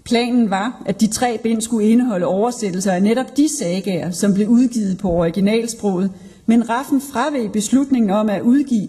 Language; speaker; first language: Danish; native; Danish